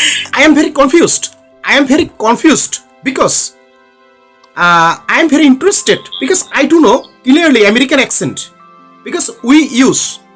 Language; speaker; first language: English; non-native, learner; Bangla